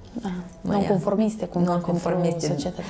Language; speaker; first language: Romanian; native; Romanian